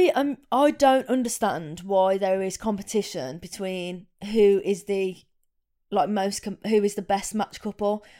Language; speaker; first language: English; native; English